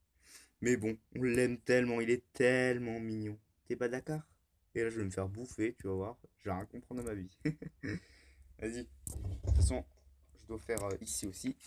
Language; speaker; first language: French; native; French